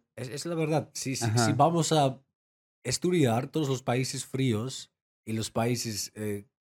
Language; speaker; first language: Spanish; non-native, fluent; Dutch